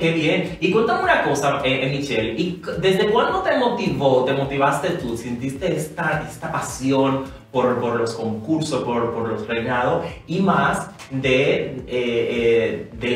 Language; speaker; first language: Spanish; native; Spanish